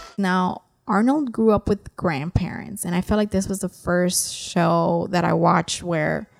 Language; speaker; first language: English; native; English